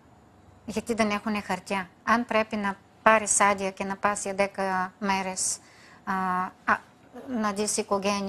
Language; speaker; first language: Greek; non-native, fluent; Bulgarian